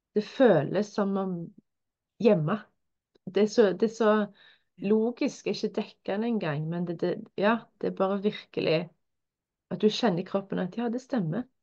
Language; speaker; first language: Norwegian; native; Norwegian